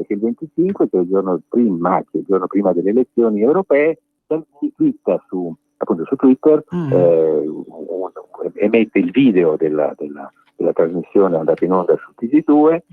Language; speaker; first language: Italian; native; Italian